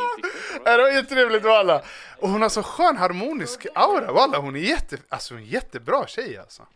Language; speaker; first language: Swedish; native; Swedish